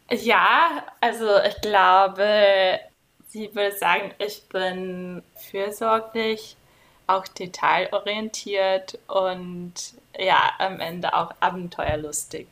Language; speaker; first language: German; non-native, fluent; English